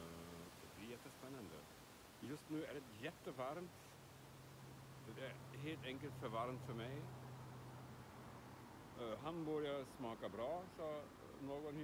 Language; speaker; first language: Swedish; non-native, fluent; German